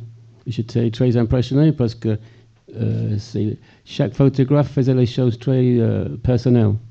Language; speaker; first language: French; non-native, fluent; English